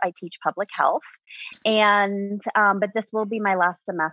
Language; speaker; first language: English; native; English